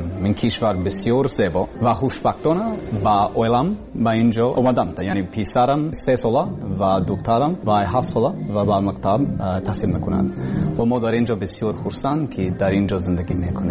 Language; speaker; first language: Persian; non-native, learner; English